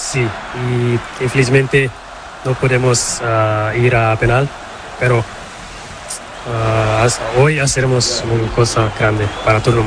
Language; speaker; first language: Spanish; non-native, learner; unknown